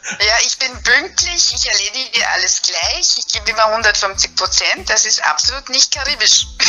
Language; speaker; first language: German; non-native, fluent; English